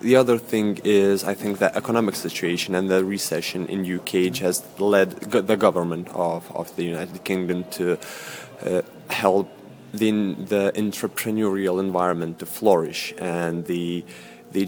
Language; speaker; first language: English; non-native, fluent; Lithuanian